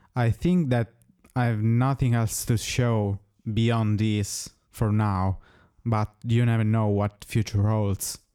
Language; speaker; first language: English; non-native, fluent; Italian